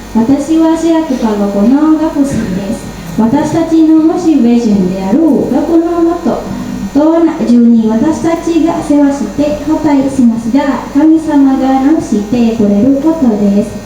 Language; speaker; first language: Japanese; non-native, learner; Indonesian